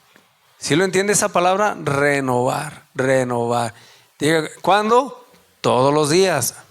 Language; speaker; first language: Spanish; native; Spanish